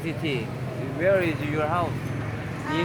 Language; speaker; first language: English; non-native, learner; Korean